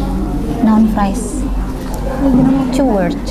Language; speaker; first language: English; non-native, learner; Indonesian